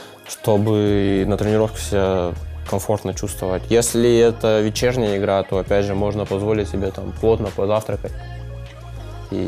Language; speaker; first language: Russian; native; Russian